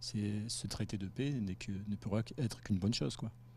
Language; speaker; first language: French; native; French